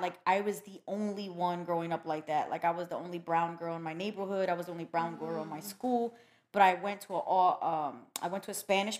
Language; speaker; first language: English; early bilingual, other home language; Spanish